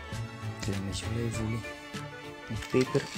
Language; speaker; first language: Dutch; native; Dutch